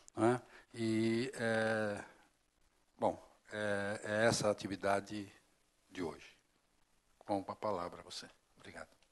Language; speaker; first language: Portuguese; native; Portuguese